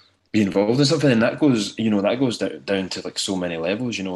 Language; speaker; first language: English; native; English